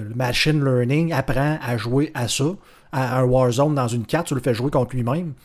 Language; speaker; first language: French; native; French